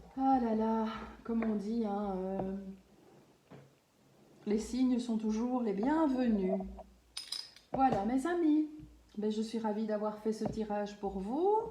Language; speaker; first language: French; native; French